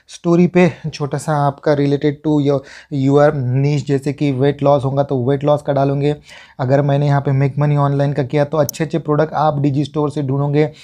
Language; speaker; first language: Hindi; non-native, local second language; Marathi